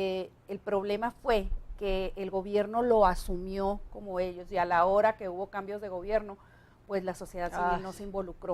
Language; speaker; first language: Spanish; native; Spanish